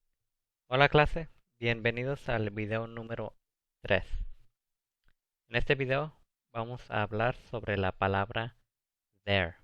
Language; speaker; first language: Spanish; early bilingual, heritage; Spanish